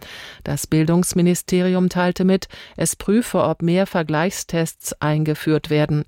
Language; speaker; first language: German; native; German